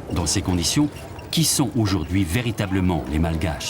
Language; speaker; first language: French; native; French